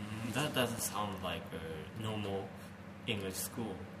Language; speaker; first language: English; non-native, fluent; Japanese